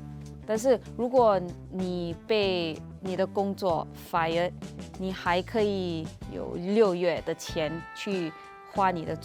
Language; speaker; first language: Chinese; non-native, local second language; English